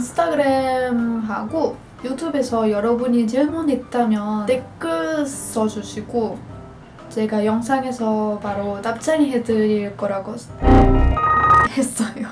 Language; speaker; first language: Korean; non-native, fluent; Portuguese